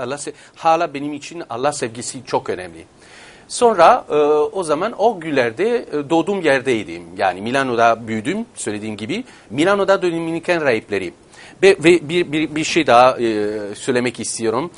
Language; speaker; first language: Turkish; non-native, fluent; Italian